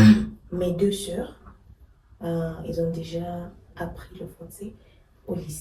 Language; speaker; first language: French; non-native, fluent; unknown